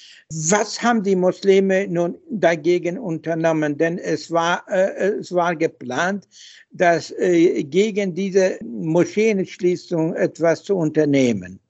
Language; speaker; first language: German; non-native, fluent; Persian